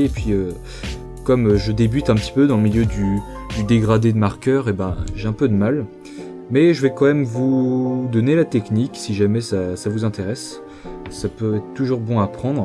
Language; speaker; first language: French; native; French